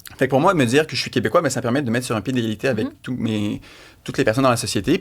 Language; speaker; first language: French; native; French